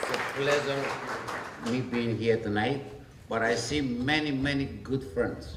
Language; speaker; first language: English; non-native, fluent; Greek